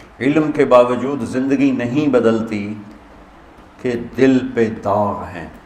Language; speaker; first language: Urdu; non-native, local second language; Punjabi